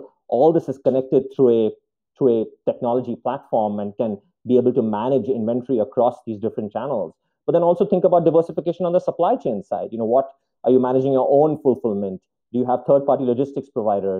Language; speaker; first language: English; non-native, local second language; Hindi